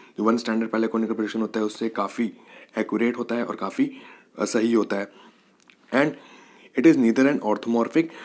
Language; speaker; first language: Hindi; native; Hindi